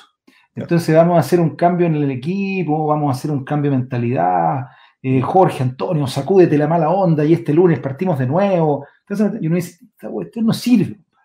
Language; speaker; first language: Spanish; native; Spanish